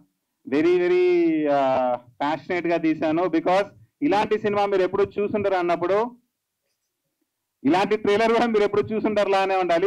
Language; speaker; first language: Telugu; native; Telugu